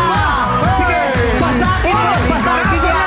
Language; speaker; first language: Filipino; native; Filipino